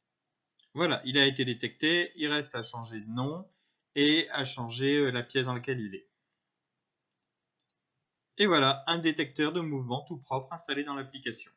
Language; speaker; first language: French; native; French